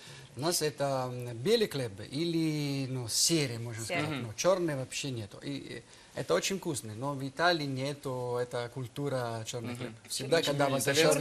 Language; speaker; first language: Russian; non-native, learner; Italian